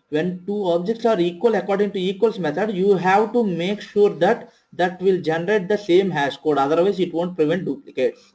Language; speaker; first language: English; non-native, local second language; Telugu